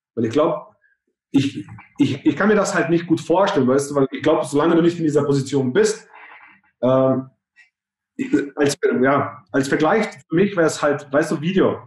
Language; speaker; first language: German; non-native, fluent; Slovenian